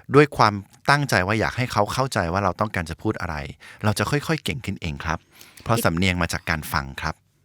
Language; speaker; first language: Thai; native; Thai